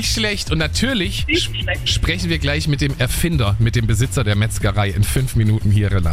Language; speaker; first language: German; native; German